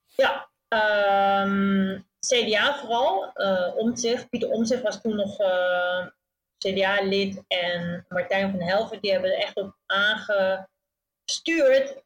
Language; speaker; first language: Dutch; native; Dutch